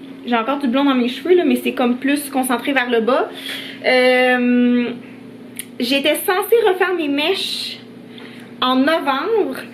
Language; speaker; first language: French; native; French